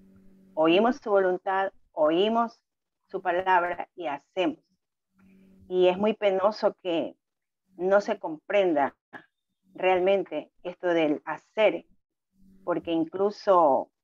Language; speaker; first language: Spanish; native; Spanish